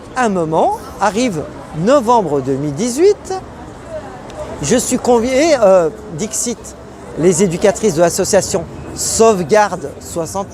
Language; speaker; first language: French; native; French